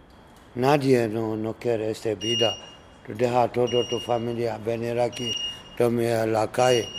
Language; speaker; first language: Spanish; non-native, learner; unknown